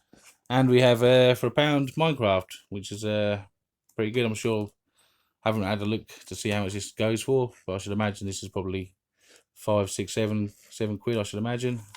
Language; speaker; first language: English; native; English